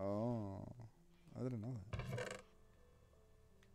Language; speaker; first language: English; native; English